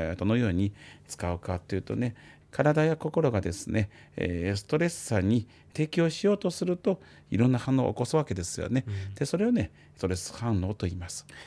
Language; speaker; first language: Japanese; non-native, fluent; Chinese